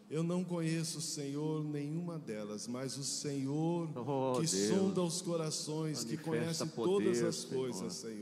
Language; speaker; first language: Portuguese; native; Portuguese